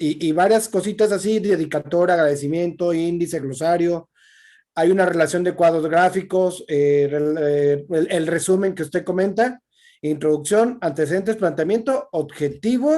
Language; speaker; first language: Spanish; native; Spanish